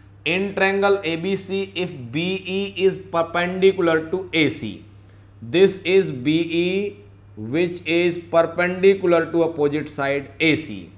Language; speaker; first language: English; non-native, local second language; Hindi